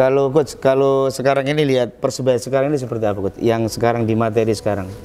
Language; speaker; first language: Indonesian; native; Indonesian